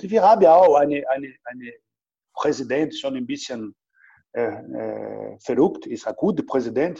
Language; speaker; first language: German; non-native, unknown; Portuguese